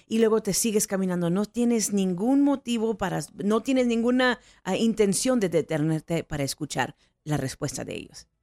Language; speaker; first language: Spanish; early bilingual, heritage; Spanish